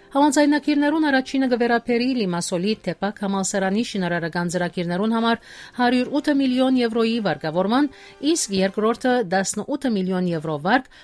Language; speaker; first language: Armenian; early bilingual, heritage; Armenian